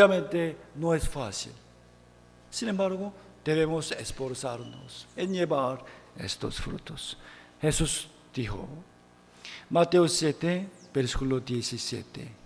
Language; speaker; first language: Spanish; non-native, fluent; Korean